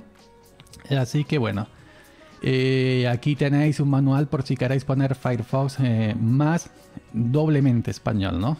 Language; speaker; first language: Spanish; native; Spanish